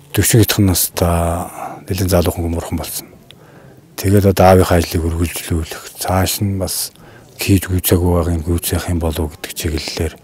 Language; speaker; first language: Mongolian; native; Mongolian